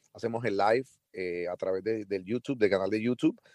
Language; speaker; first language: Spanish; early bilingual, heritage; Spanish